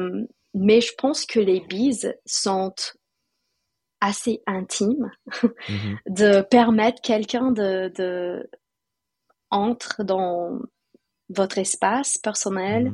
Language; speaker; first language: French; non-native, fluent; English